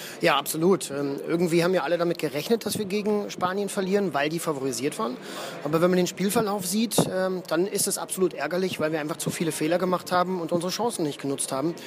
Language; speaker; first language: German; native; German